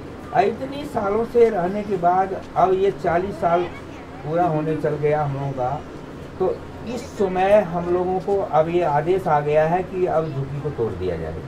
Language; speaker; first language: Hindi; native; Hindi